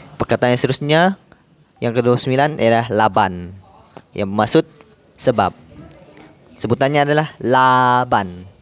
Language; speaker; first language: Malay; non-native, local second language; Iban